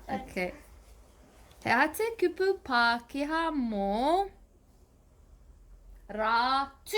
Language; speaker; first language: Māori; non-native, learner; English